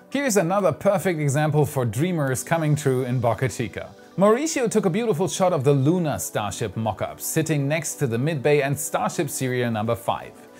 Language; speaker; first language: English; non-native, fluent; German